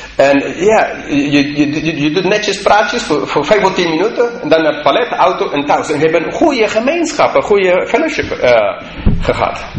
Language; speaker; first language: Dutch; non-native, fluent; English